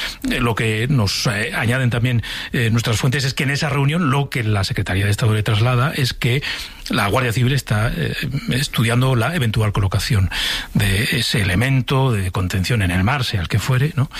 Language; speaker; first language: Spanish; native; Spanish